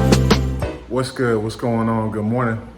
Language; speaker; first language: English; native; English